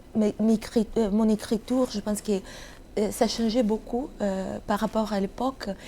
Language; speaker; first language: French; non-native, fluent; Italian